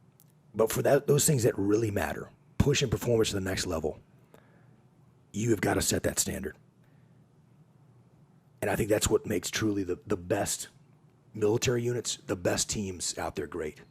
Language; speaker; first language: English; native; English